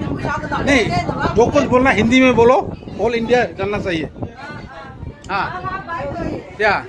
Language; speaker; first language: Hindi; non-native, local second language; Rongmei Naga